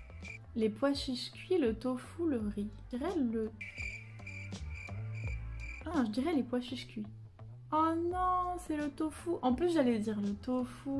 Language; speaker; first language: French; native; French